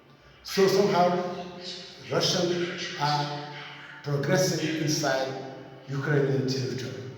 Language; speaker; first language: English; non-native, fluent; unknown